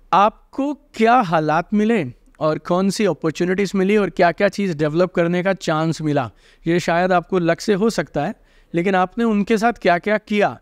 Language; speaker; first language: Hindi; native; Hindi